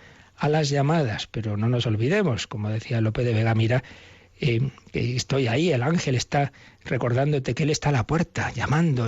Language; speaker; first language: Spanish; native; Spanish